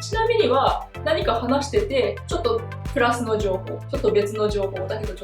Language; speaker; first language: Japanese; native; Japanese